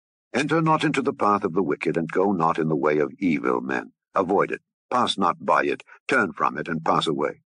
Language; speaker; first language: English; native; English